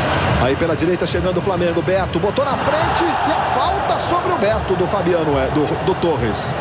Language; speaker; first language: Portuguese; native; Portuguese